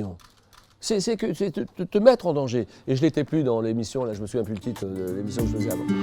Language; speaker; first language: French; native; French